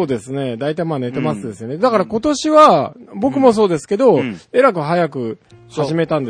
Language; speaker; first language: Japanese; native; Japanese